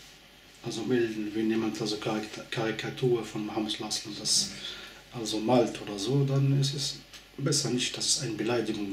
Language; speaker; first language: German; non-native, fluent; Arabic